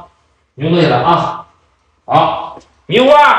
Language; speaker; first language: Chinese; native; Chinese